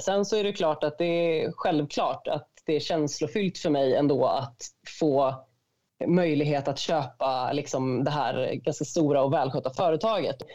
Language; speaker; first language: Swedish; native; Swedish